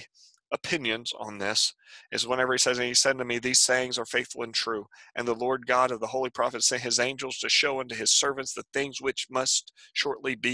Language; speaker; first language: English; native; English